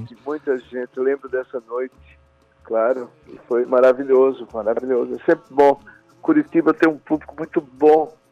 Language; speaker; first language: Portuguese; native; Portuguese